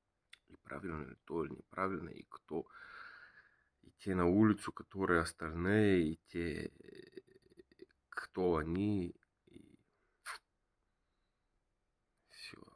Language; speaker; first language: Russian; non-native, learner; Bulgarian